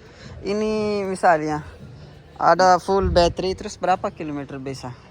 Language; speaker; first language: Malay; non-native, learner; Urdu